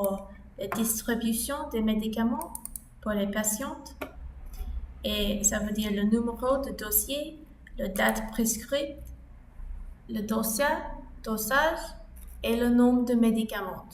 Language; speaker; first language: French; non-native, learner; English